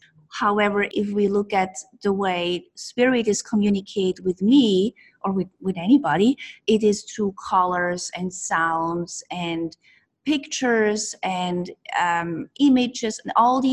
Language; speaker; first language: English; non-native, fluent; Swiss German